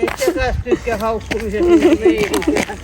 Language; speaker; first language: Finnish; native; Finnish